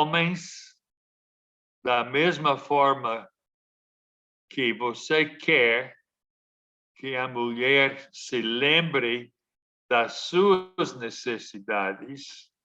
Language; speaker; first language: Portuguese; non-native, fluent; English